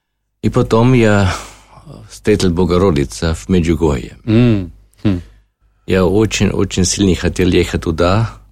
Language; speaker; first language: Russian; non-native, learner; German